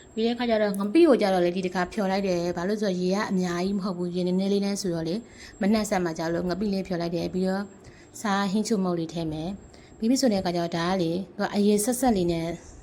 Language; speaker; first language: Burmese; native; Burmese